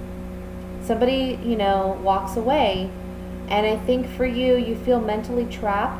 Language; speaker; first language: English; native; English